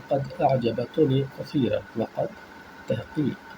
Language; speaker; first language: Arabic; non-native, fluent; Urdu